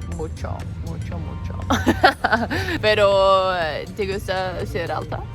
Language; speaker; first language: Spanish; non-native, learner; English